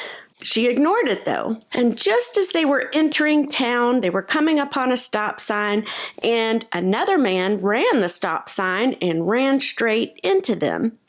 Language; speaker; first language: English; native; English